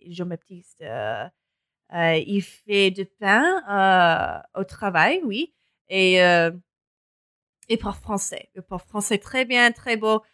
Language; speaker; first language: French; early bilingual, other home language; English